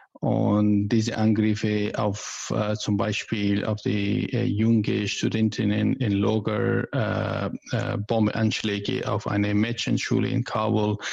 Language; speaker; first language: German; non-native, learner; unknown